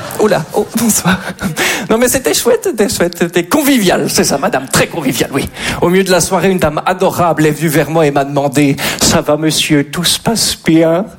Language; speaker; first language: French; native; French